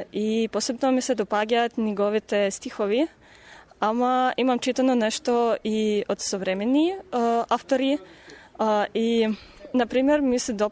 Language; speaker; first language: Macedonian; non-native, fluent; Russian